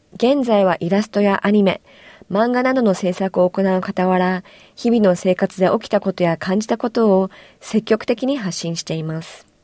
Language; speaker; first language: Japanese; native; Japanese